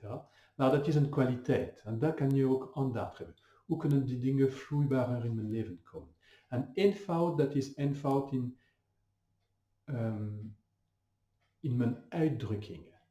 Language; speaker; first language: Dutch; non-native, fluent; French